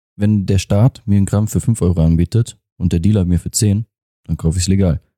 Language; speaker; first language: German; native; German